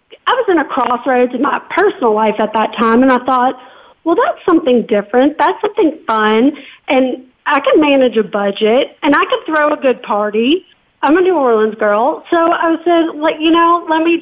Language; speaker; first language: English; native; English